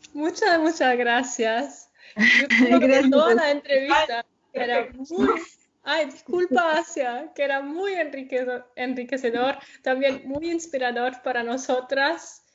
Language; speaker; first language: Spanish; non-native, fluent; German